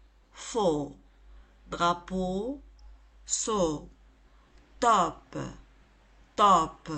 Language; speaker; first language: French; non-native, local second language; Arabic